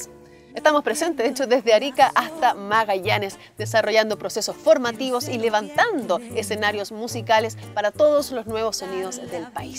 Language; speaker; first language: Spanish; native; Spanish